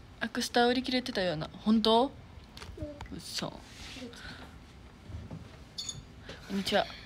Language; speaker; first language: Japanese; native; Japanese